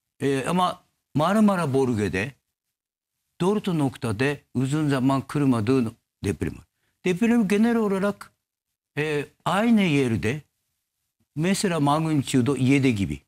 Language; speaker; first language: Turkish; non-native, learner; Japanese